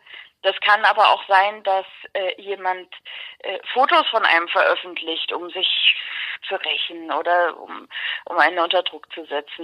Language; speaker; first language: German; native; German